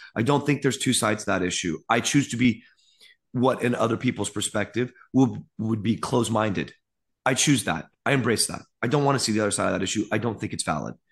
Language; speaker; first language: English; early bilingual, other home language; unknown